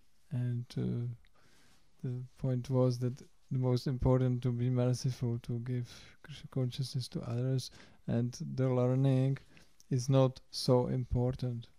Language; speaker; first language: English; non-native, fluent; Czech